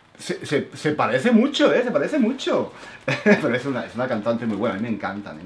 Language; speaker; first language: Spanish; native; Spanish